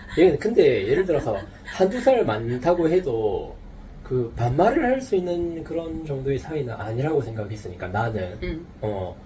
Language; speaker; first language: Korean; native; Korean